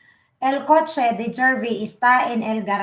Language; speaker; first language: Spanish; non-native, learner; Filipino